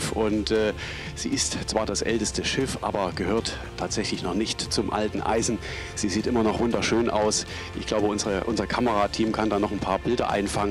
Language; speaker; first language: German; native; German